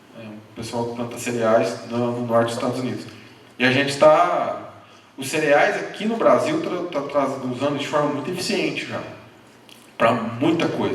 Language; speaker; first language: Portuguese; native; Portuguese